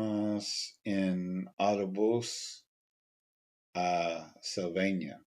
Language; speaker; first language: Spanish; non-native, learner; English